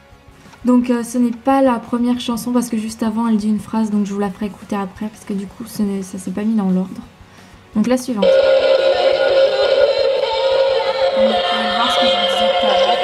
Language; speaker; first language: French; native; French